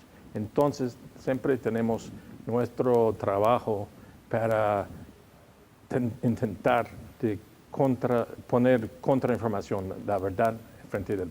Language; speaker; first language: Spanish; non-native, fluent; English